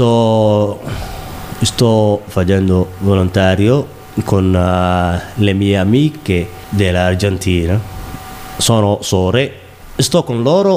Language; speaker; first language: Italian; non-native, learner; Somali